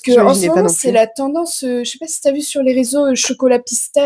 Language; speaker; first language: French; native; French